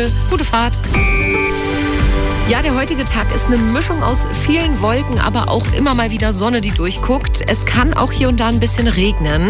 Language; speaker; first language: German; native; German